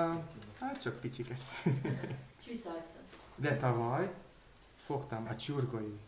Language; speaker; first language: Hungarian; non-native, learner; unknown